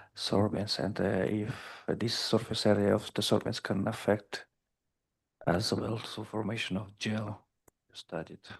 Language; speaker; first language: English; non-native, fluent; Russian